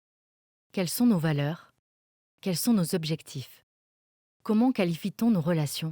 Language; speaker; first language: French; native; French